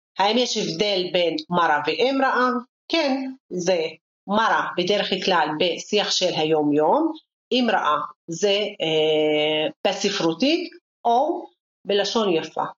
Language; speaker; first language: Hebrew; non-native, local second language; Arabic